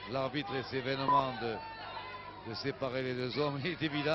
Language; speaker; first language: French; native; French